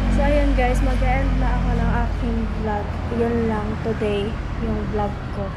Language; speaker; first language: Filipino; non-native, local second language; Bikol